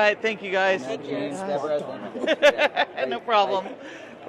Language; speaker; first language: English; native; English